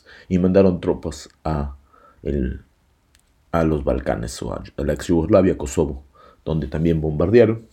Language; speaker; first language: Spanish; native; Spanish